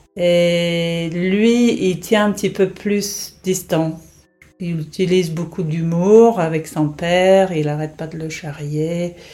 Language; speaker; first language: French; non-native, fluent; English